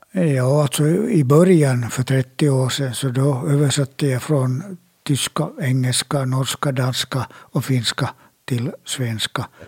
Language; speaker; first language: Swedish; native; Swedish